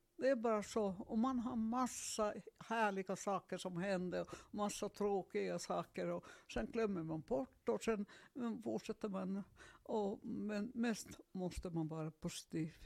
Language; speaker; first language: Swedish; non-native, fluent; Finnish